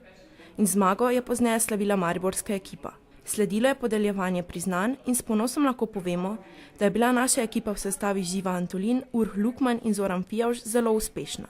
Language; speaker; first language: Slovenian; native; Slovenian